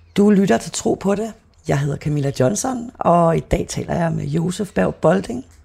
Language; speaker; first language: Danish; native; Danish